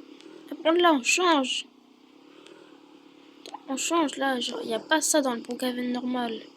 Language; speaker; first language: French; native; French